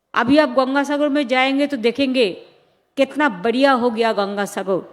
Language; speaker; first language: Hindi; non-native, local second language; Bangla